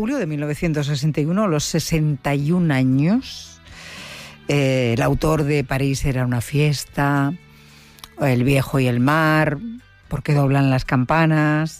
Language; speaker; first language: Spanish; native; Spanish